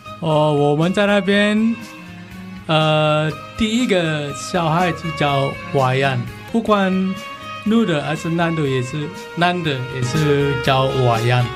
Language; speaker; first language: Chinese; non-native, learner; Balinese